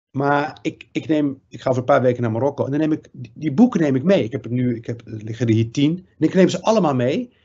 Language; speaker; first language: Dutch; early bilingual, other home language; Riffian